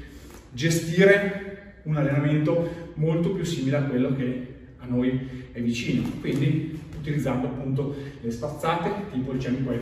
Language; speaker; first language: Italian; native; Italian